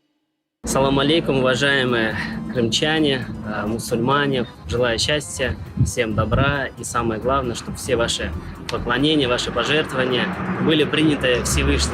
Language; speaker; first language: Russian; non-native, learner; Turkish